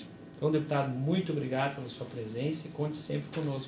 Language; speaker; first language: Portuguese; native; Portuguese